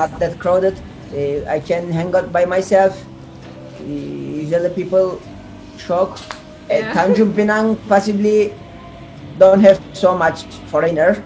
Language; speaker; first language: English; non-native, learner; Turkish